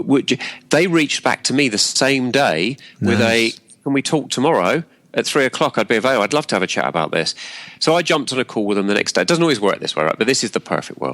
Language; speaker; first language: English; native; English